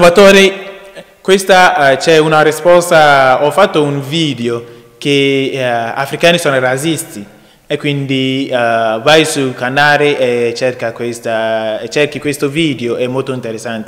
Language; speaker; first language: Italian; non-native, learner; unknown